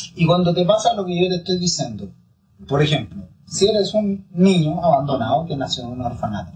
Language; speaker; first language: Spanish; native; Spanish